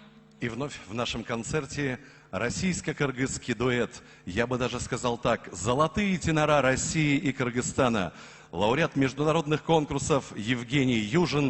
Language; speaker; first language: Russian; native; Russian